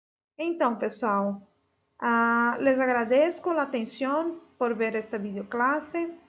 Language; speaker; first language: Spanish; non-native, fluent; Portuguese